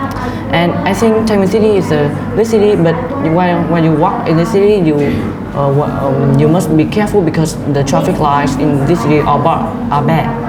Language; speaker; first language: English; non-native, learner; Vietnamese